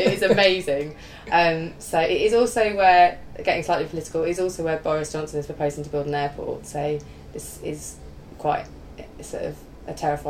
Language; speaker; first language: English; native; English